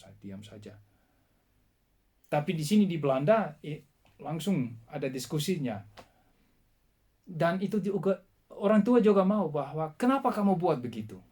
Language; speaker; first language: Indonesian; non-native, fluent; Dutch